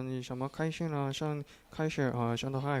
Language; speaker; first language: Chinese; non-native, learner; Korean